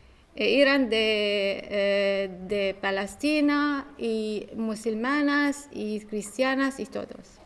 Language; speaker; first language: Spanish; non-native, learner; Arabic